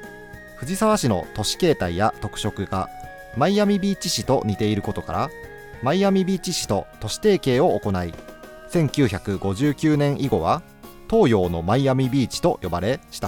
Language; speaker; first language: Japanese; native; Japanese